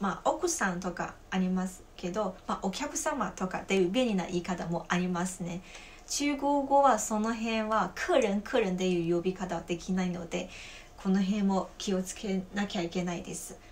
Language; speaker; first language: Japanese; non-native, fluent; Chinese